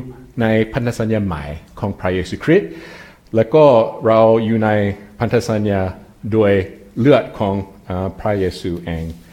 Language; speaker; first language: Thai; non-native, fluent; English